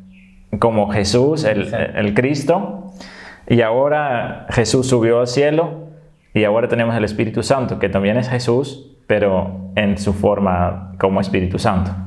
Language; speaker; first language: Spanish; non-native, fluent; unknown